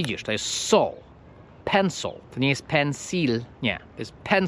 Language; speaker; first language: Polish; non-native, fluent; English